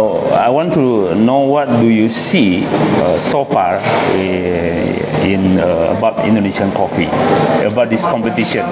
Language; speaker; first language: English; non-native, learner; Indonesian